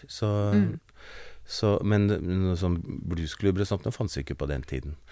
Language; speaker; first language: Norwegian; native; Norwegian